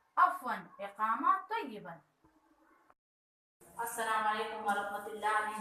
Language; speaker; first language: Arabic; non-native, learner; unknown